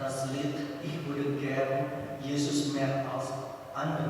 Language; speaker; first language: German; non-native, learner; Indonesian